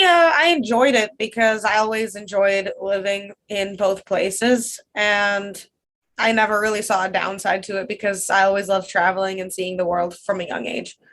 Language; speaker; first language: English; non-native, fluent; Russian